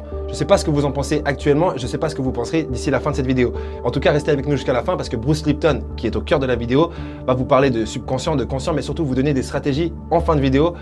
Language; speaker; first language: French; native; French